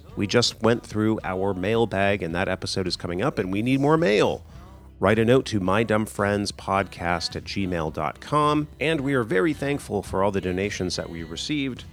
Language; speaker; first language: English; native; English